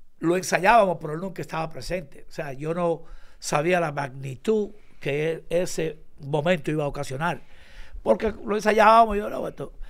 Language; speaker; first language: Spanish; native; Spanish